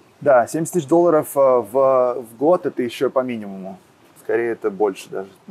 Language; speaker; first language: Russian; native; Russian